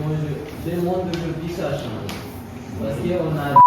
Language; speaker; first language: French; non-native, learner; Malagasy